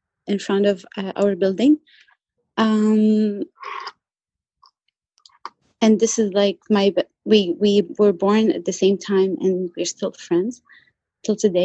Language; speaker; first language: English; non-native, fluent; Arabic